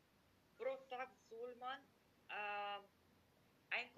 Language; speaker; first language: German; non-native, learner; Macedonian